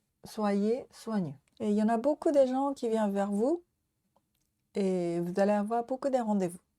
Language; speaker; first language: French; non-native, learner; Japanese